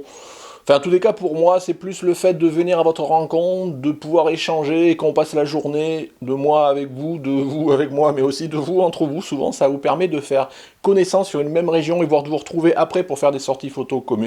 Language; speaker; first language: French; native; French